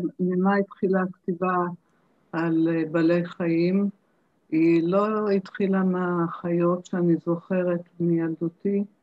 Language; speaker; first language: Hebrew; early bilingual, other home language; German